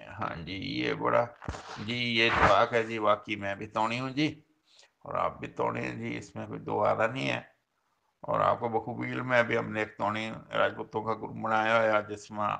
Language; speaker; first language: Urdu; non-native, local second language; Haryanvi